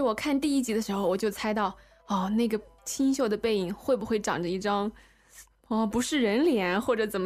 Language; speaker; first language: Chinese; native; Chinese